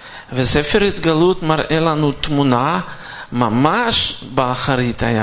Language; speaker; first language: Hebrew; non-native, fluent; Russian